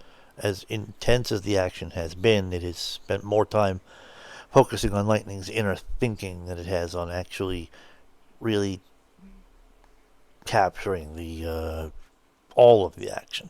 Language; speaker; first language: English; native; English